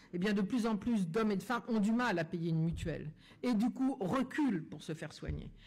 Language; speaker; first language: French; native; French